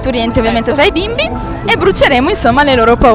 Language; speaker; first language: Italian; native; Italian